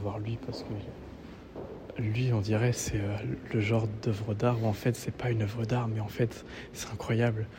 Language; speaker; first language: French; native; French